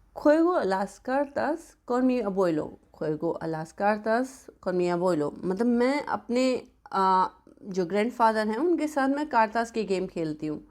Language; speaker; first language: Hindi; native; Hindi